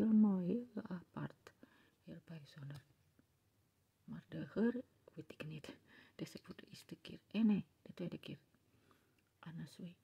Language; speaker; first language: Dutch; non-native, learner; Indonesian